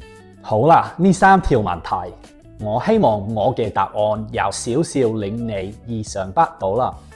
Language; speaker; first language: Cantonese; non-native, fluent; English